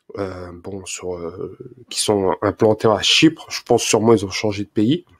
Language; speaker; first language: French; native; French